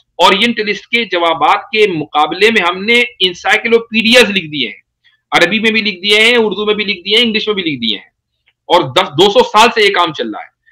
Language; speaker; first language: Urdu; native; Urdu